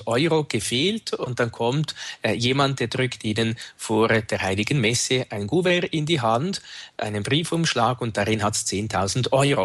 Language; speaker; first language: German; native; German